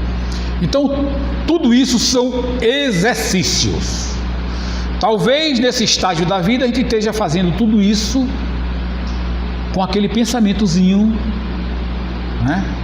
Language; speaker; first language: Portuguese; native; Portuguese